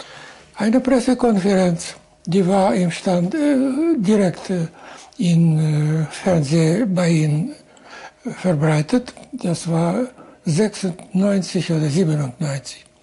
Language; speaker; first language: German; non-native, fluent; Russian